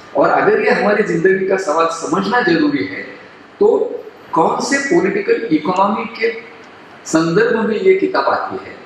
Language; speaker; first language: Hindi; non-native, local second language; Marathi